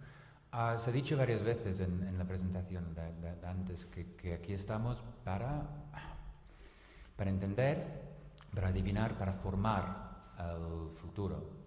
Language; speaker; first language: Spanish; non-native, local second language; Catalan